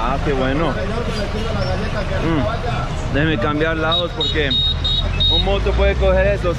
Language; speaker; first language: Spanish; non-native, learner; English